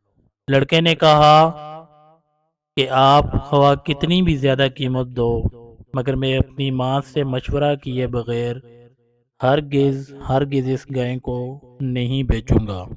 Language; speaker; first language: Urdu; native; Urdu